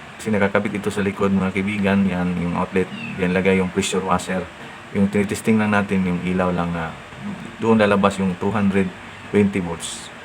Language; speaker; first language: Filipino; non-native, local second language; Cebuano